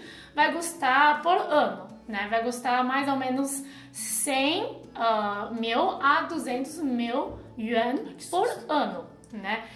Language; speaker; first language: Portuguese; non-native, fluent; Chinese